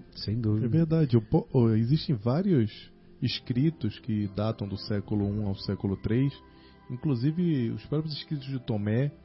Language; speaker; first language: Portuguese; native; Portuguese